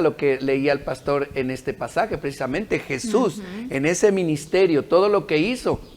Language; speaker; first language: Spanish; native; Spanish